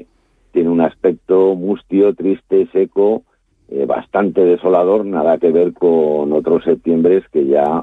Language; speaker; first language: Spanish; native; Spanish